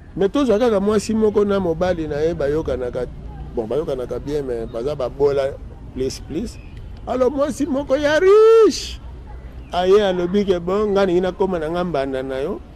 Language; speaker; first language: Lingala; non-native, local second language; Kongo